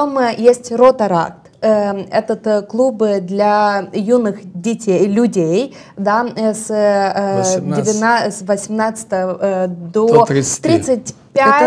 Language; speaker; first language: Russian; non-native, local second language; Romanian